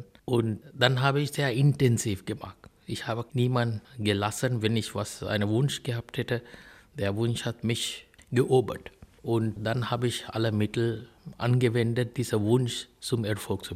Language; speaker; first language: German; non-native, fluent; Sinhala